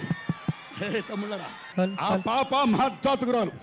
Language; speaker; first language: Telugu; native; Telugu